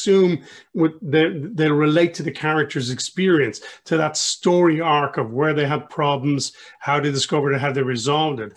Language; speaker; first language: English; native; English